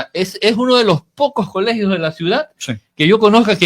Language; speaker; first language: Spanish; native; Spanish